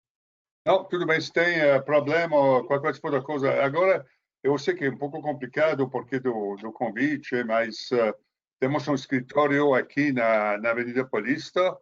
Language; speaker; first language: Portuguese; non-native, fluent; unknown